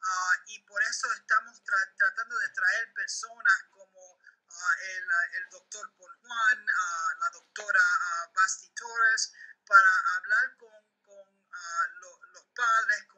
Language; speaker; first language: Spanish; early bilingual, heritage; Spanish